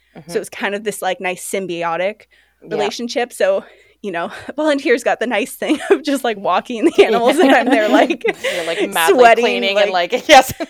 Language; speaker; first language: English; native; English